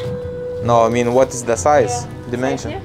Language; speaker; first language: English; non-native, fluent; Lithuanian